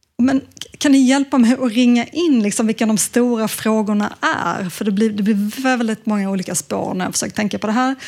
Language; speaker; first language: Swedish; native; Swedish